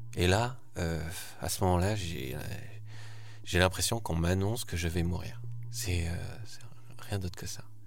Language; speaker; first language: French; early bilingual, other home language; Korean